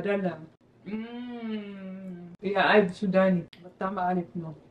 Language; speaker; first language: Amharic; non-native, learner; Arabic